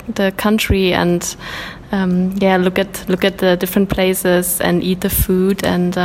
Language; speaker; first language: English; non-native, fluent; German